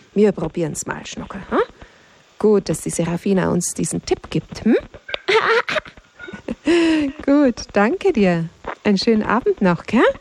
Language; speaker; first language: German; native; German